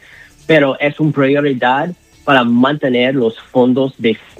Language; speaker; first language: Spanish; non-native, learner; English